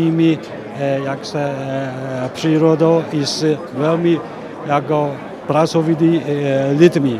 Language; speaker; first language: Slovak; non-native, learner; Chinese